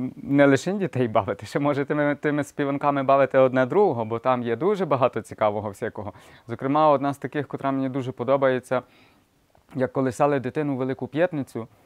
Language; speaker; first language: Ukrainian; native; Ukrainian